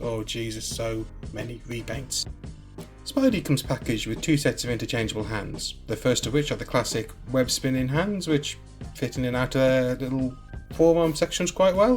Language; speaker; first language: English; native; English